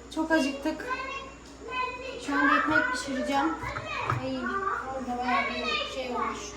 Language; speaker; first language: Turkish; native; Turkish